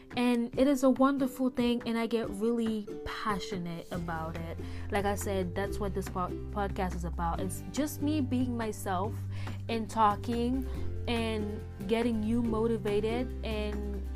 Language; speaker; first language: English; early bilingual, other home language; Haitian Creole